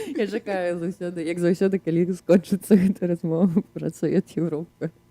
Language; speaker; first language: Belarusian; non-native, local second language; Russian